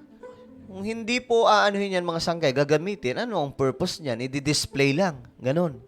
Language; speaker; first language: Filipino; native; Filipino